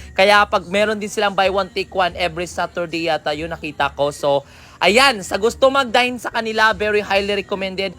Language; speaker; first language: Filipino; non-native, local second language; Cebuano